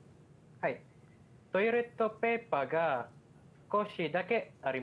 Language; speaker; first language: Japanese; non-native, learner; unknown